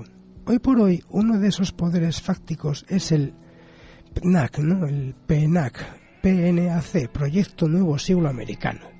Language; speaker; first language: Spanish; native; Spanish